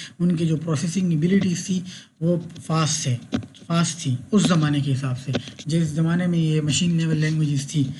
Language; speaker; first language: Urdu; non-native, local second language; Pashto